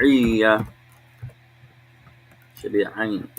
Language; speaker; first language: Arabic; non-native, fluent; English